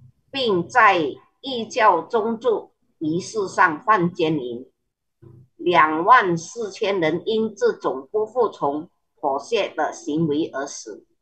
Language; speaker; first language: Chinese; early bilingual, heritage; Chinese